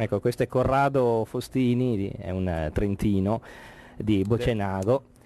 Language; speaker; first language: Italian; native; Italian